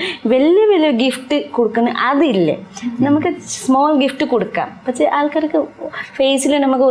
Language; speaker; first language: Malayalam; non-native, learner; Nepali